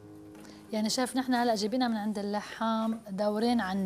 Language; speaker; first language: Arabic; native; Arabic